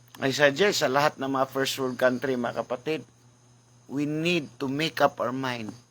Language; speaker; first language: Filipino; non-native, local second language; Cebuano